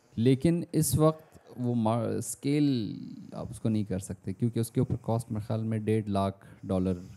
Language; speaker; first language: Urdu; native; Urdu